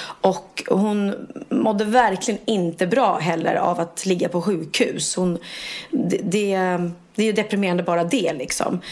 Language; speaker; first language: Swedish; native; Swedish